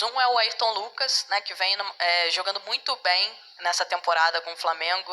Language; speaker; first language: Portuguese; native; Portuguese